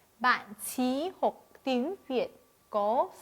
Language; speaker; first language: Vietnamese; non-native, fluent; Korean